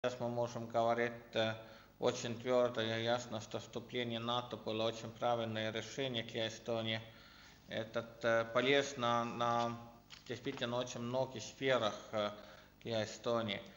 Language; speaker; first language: Russian; non-native, learner; Estonian